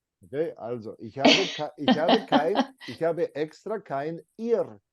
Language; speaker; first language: German; non-native, fluent; English